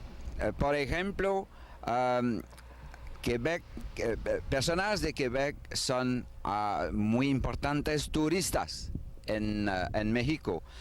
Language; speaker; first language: Spanish; non-native, learner; French